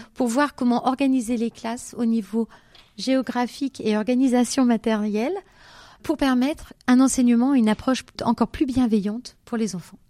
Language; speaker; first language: French; native; French